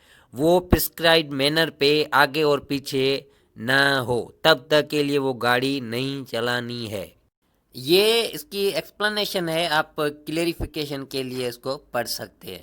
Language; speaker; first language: Urdu; native; Urdu